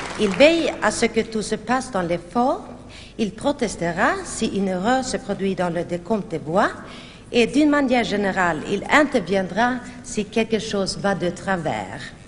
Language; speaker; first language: French; non-native, fluent; Swedish